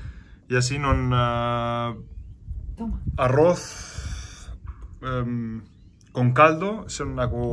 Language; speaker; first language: Estonian; non-native, learner; Spanish